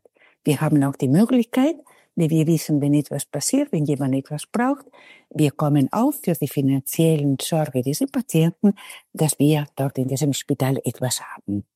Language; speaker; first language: German; non-native, fluent; Spanish